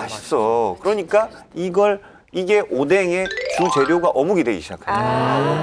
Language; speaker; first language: Korean; native; Korean